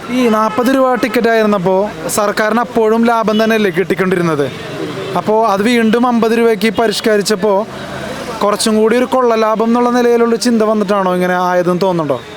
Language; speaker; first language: Malayalam; native; Malayalam